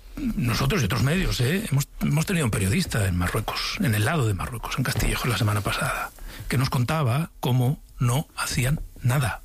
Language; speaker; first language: Spanish; native; Spanish